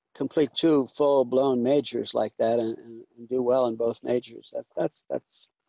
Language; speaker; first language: English; native; English